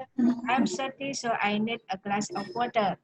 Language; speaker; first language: English; non-native, learner; Indonesian